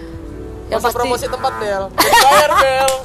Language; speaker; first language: Indonesian; native; Indonesian